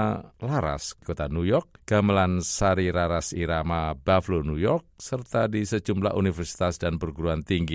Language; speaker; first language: Indonesian; native; Indonesian